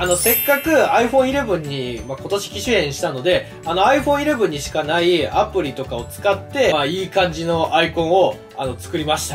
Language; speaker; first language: Japanese; native; Japanese